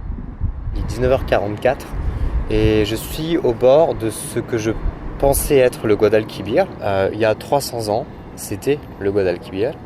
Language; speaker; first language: French; native; French